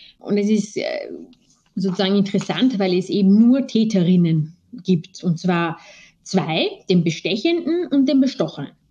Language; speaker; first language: German; early bilingual, other home language; Armenian